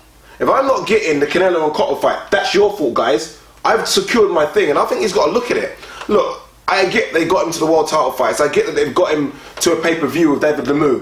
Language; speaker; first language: English; native; English